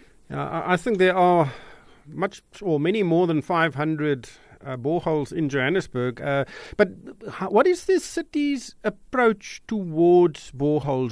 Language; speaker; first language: English; non-native, local second language; Afrikaans